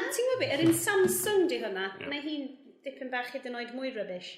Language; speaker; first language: Welsh; native; Welsh